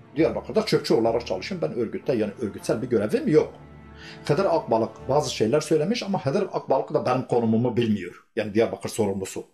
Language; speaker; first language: Turkish; non-native, local second language; Kurdish